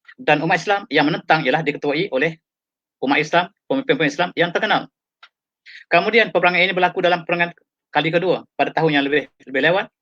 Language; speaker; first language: Malay; native; Malay